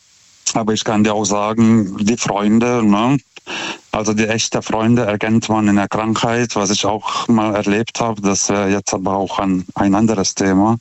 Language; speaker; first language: German; non-native, fluent; Lithuanian